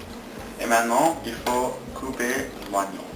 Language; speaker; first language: French; non-native, learner; English